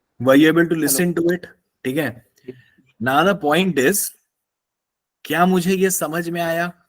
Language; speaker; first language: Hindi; native; Hindi